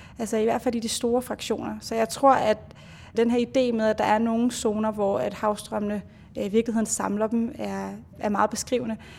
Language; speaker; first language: Danish; native; Danish